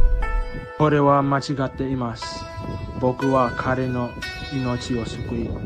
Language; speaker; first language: Japanese; non-native, learner; English